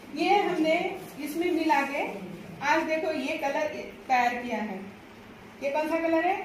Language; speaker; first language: Hindi; non-native, local second language; Marathi